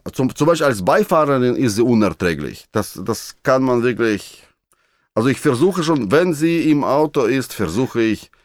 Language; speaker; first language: German; non-native, fluent; Russian